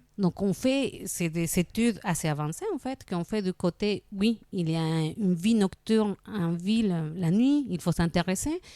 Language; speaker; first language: French; non-native, fluent; Spanish